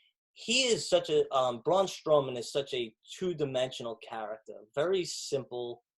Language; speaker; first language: English; native; English